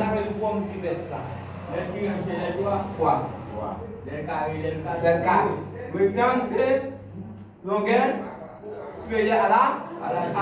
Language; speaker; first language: French; non-native, local second language; Haitian Creole